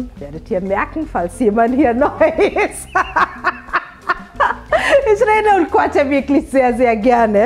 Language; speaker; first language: German; non-native, fluent; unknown